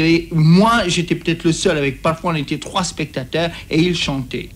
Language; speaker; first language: French; native; French